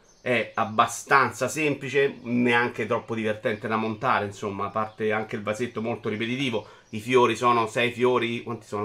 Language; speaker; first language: Italian; native; Italian